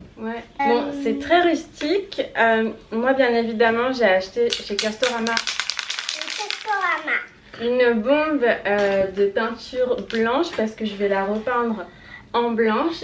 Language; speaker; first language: French; native; French